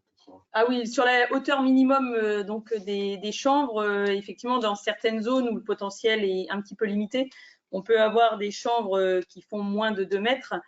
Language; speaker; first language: French; native; French